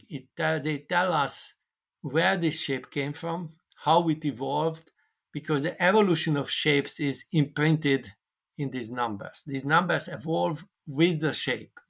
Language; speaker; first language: English; non-native, fluent; Hungarian